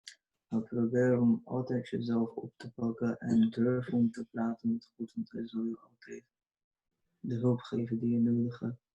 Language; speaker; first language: Dutch; early bilingual, other home language; Urdu